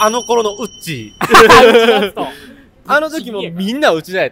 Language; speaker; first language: Japanese; native; Japanese